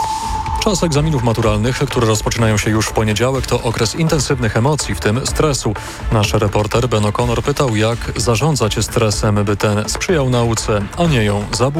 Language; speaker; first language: Polish; native; Polish